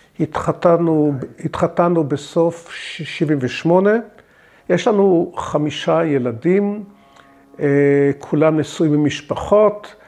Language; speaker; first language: Hebrew; early bilingual, other home language; English